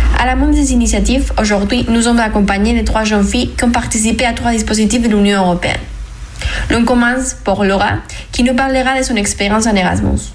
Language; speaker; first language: French; non-native, fluent; Spanish